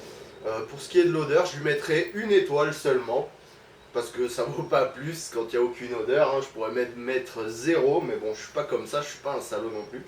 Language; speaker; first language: French; native; French